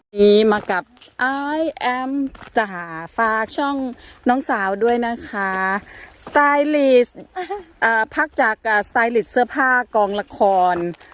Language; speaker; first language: Thai; native; Thai